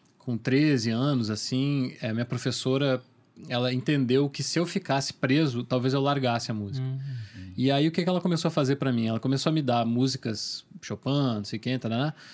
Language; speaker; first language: Portuguese; native; Portuguese